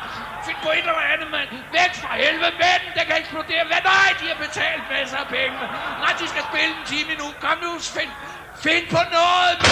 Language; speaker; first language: Danish; native; Danish